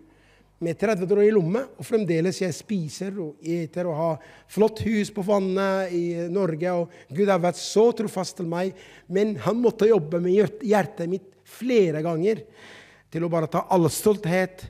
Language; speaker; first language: Norwegian; non-native, fluent; Arabic